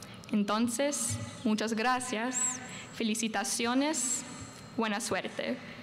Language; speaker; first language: Spanish; early bilingual, heritage; Spanish